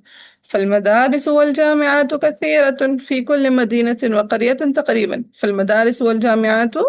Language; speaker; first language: Arabic; non-native, fluent; Urdu